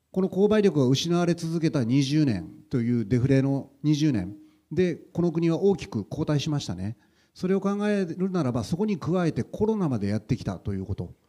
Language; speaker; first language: Japanese; native; Japanese